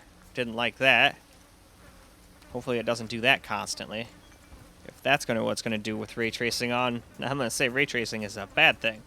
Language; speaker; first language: English; native; English